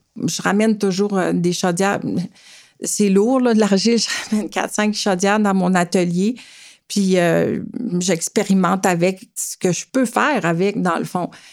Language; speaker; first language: French; native; French